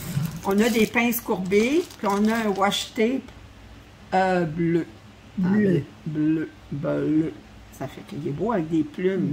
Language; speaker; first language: French; native; French